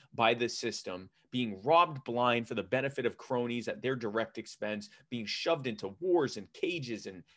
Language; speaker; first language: English; native; English